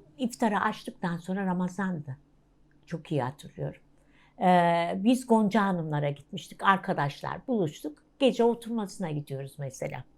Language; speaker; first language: Turkish; native; Turkish